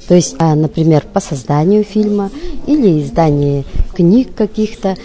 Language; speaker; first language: Russian; non-native, local second language; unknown